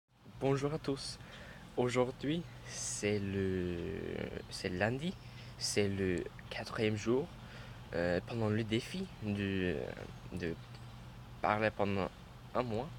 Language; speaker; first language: French; non-native, learner; English